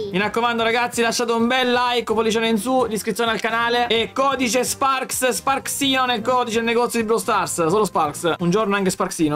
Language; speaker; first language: Italian; native; Italian